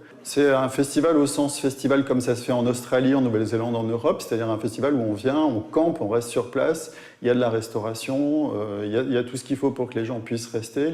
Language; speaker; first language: French; native; French